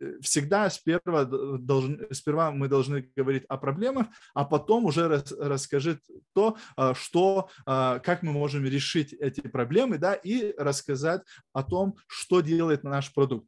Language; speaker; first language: Russian; non-native, fluent; Lithuanian